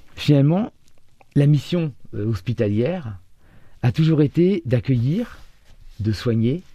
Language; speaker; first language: French; native; French